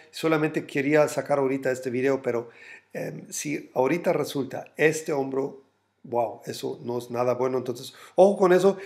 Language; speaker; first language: Spanish; non-native, fluent; German